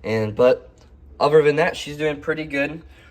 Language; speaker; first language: English; native; English